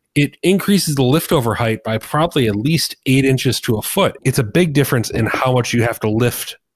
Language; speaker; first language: English; native; English